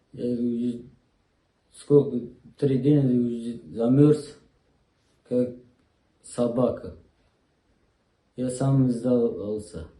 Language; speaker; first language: Russian; non-native, learner; Uzbek